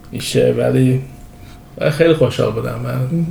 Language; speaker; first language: Persian; early bilingual, heritage; Persian